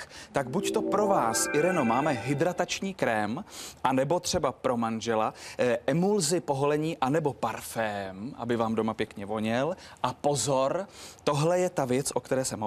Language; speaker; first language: Czech; native; Czech